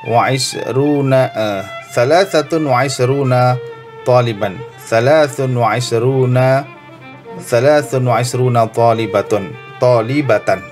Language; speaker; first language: Arabic; non-native, fluent; Indonesian